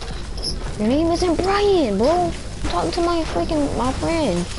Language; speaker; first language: English; native; English